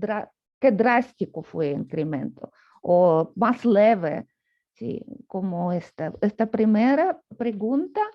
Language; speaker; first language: Spanish; non-native, fluent; Russian